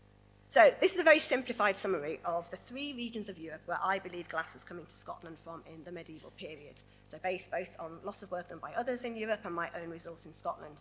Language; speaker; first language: English; native; English